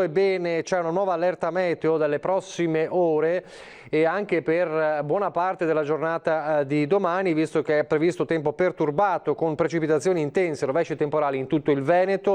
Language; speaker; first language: Italian; native; Italian